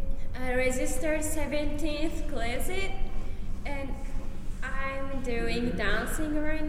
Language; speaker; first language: English; non-native, learner; Japanese